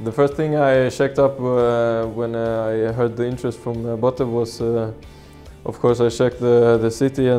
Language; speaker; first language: English; non-native, fluent; Swedish